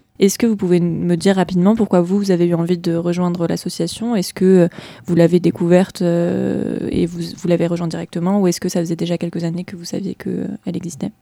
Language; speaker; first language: French; native; French